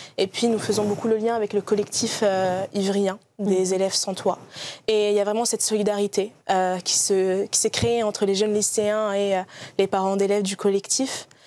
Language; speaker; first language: French; early bilingual, other home language; Arabic